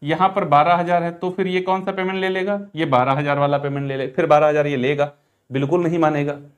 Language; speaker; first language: Hindi; native; Hindi